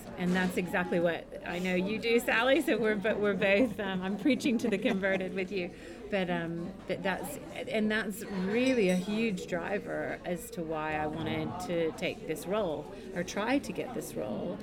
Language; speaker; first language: English; native; English